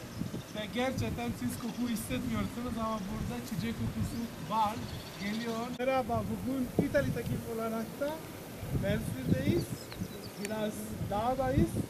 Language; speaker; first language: Turkish; non-native, learner; Italian